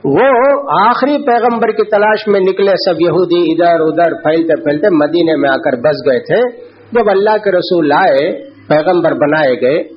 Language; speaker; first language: Urdu; native; Urdu